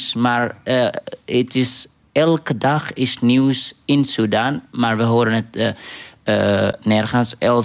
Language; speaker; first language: Dutch; non-native, fluent; Arabic